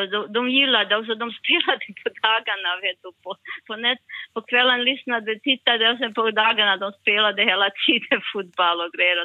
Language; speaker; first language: Swedish; non-native, learner; Bosnian